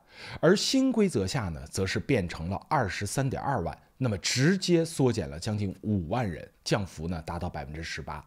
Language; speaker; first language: Chinese; native; Chinese